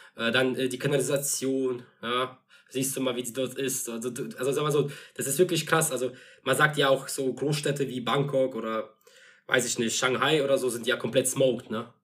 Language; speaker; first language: German; non-native, fluent; Russian